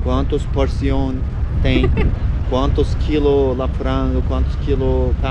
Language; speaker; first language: Portuguese; non-native, learner; Turkish